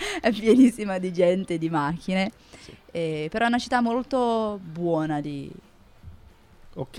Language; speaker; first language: Italian; non-native, learner; Portuguese